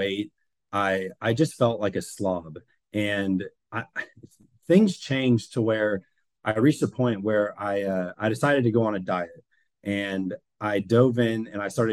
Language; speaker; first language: English; native; English